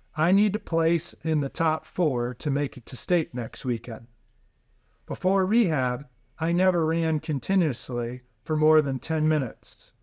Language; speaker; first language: English; native; English